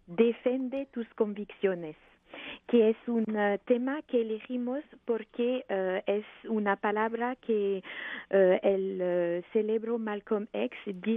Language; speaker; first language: Spanish; non-native, fluent; French